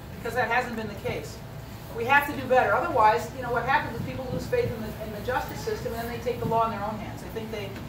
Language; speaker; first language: English; native; English